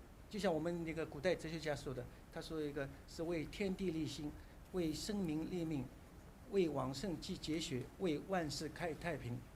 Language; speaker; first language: Chinese; native; Chinese